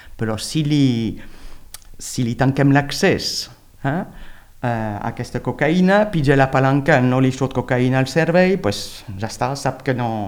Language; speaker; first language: Catalan; non-native, fluent; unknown